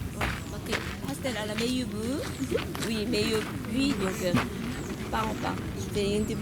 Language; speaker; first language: French; non-native, learner; Korean